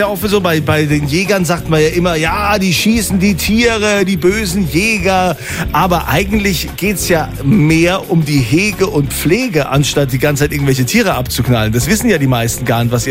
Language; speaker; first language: German; native; German